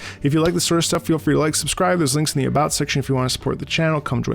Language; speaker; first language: English; native; English